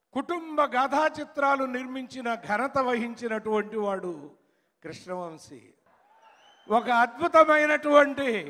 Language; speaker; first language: Telugu; native; Telugu